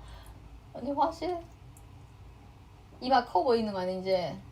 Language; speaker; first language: Korean; non-native, fluent; Chinese